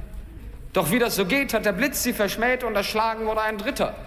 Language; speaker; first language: German; native; German